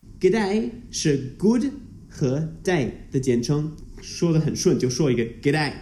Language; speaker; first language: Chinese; non-native, fluent; English